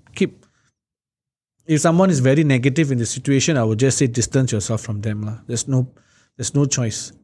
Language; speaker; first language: English; native; English